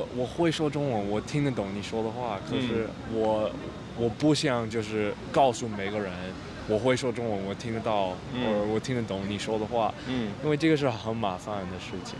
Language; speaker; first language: Chinese; non-native, fluent; English